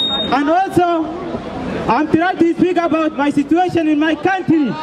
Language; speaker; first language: English; non-native, learner; Arabic